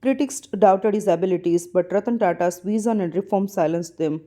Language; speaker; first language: English; non-native, local second language; Gujarati